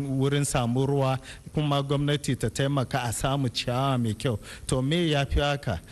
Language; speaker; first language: Hausa; non-native, local second language; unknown